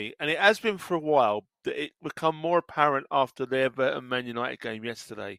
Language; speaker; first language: English; native; English